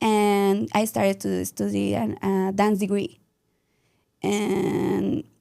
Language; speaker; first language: English; non-native, learner; Spanish